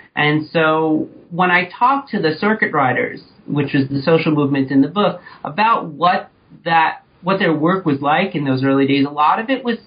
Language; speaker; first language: English; native; English